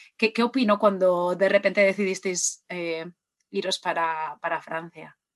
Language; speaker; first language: Spanish; native; Spanish